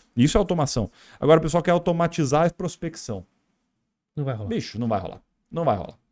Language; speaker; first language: Portuguese; native; Portuguese